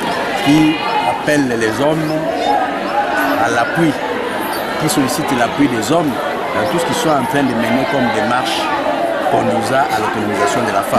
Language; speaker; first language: French; native; French